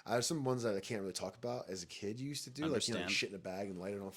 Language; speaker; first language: English; native; English